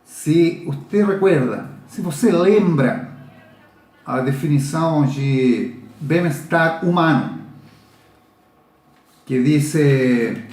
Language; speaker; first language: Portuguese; non-native, learner; Spanish